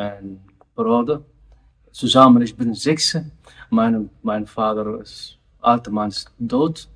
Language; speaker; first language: German; non-native, learner; Somali